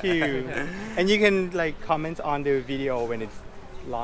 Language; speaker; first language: English; non-native, fluent; Thai